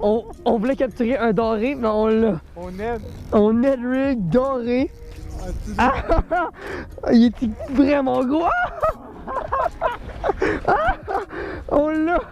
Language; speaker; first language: French; native; French